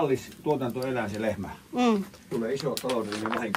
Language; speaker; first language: Finnish; native; Finnish